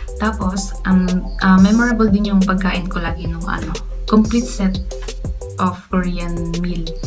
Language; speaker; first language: Filipino; native; Filipino